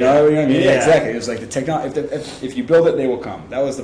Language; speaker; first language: English; native; English